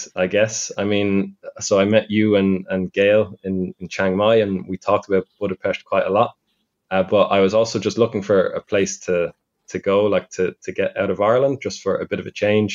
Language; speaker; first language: English; native; English